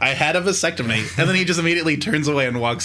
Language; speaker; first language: English; native; English